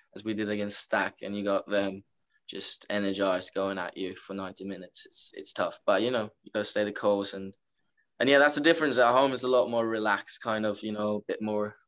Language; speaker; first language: English; non-native, fluent; Norwegian